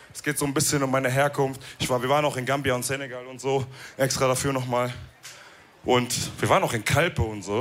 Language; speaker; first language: German; early bilingual, other home language; Wolof